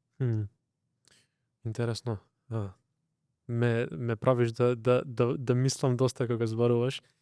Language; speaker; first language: Macedonian; early bilingual, heritage; Macedonian